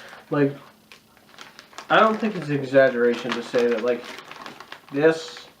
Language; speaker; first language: English; native; English